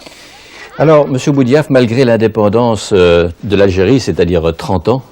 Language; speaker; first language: French; native; French